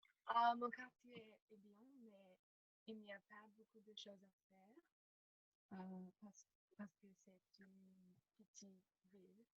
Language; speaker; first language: French; non-native, learner; English